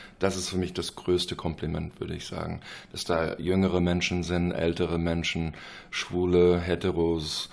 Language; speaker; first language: German; non-native, fluent; English